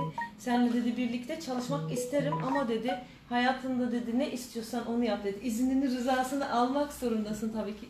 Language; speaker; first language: Turkish; early bilingual, heritage; Turkish